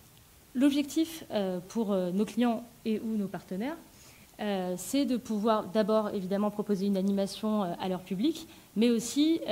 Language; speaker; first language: French; native; French